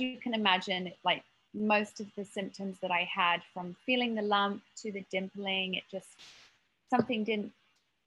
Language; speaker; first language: English; native; English